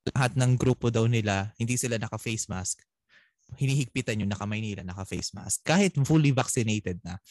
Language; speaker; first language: Filipino; non-native, local second language; Bikol